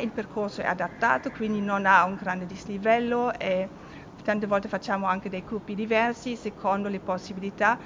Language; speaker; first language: Italian; non-native, fluent; German